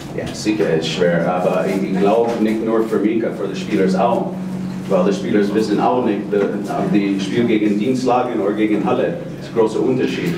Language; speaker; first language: German; non-native, fluent; English